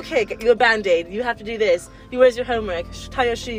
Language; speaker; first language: English; native; English